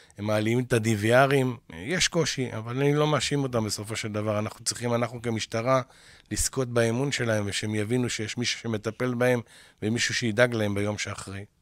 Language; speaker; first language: Hebrew; native; Hebrew